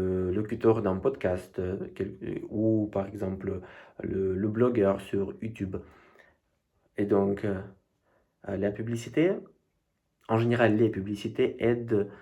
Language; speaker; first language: French; non-native, fluent; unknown